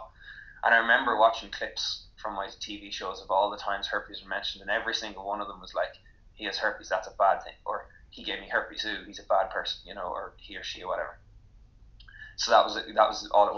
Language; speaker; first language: English; native; English